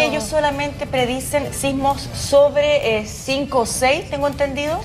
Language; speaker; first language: Spanish; native; Spanish